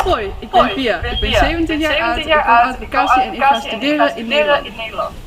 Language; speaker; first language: Dutch; non-native, learner; Indonesian